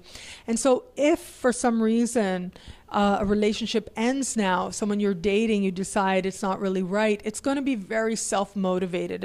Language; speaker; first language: English; native; English